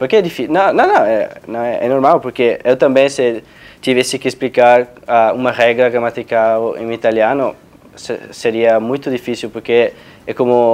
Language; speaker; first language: Portuguese; non-native, fluent; Italian